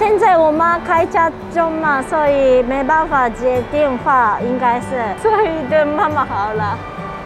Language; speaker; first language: Chinese; non-native, fluent; Japanese